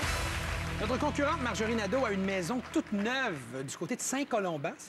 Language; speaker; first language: French; native; French